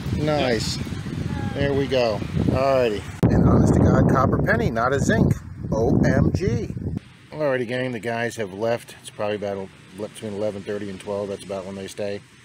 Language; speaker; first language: English; native; English